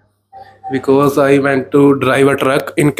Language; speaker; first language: English; non-native, learner; Punjabi